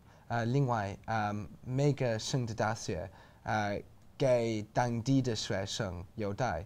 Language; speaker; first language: Chinese; non-native, learner; English